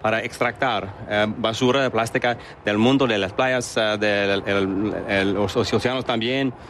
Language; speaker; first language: Spanish; non-native, learner; English